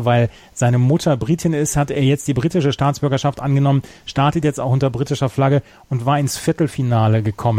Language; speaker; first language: German; native; German